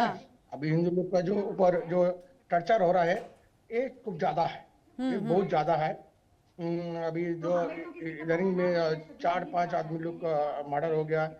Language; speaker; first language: Hindi; non-native, local second language; Bangla